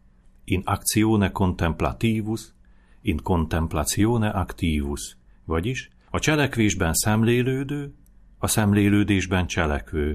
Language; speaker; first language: Hungarian; native; Hungarian